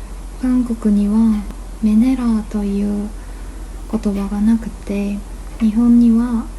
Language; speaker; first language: Japanese; non-native, fluent; Korean